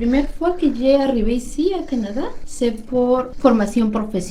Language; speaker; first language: French; non-native, learner; Spanish